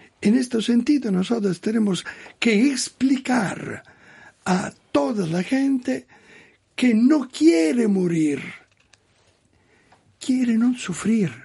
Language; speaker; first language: Spanish; non-native, learner; Italian